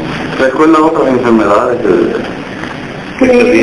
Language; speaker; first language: Spanish; native; Spanish